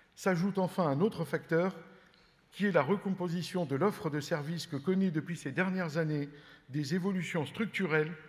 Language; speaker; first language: French; native; French